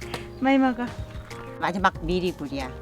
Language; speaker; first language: Korean; native; Korean